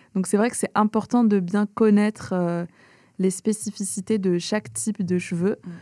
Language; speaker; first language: French; early bilingual, other home language; Arabic